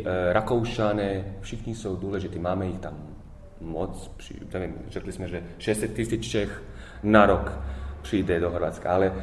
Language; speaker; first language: Czech; early bilingual, heritage; Czech